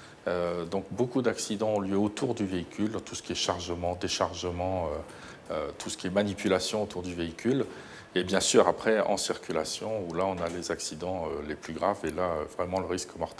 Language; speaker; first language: French; native; French